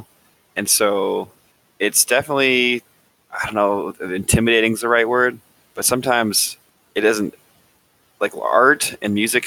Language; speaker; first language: English; native; English